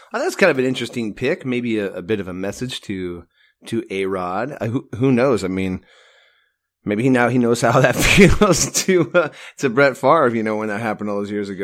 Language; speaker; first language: English; native; English